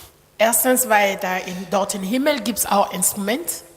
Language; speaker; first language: German; non-native, learner; Lingala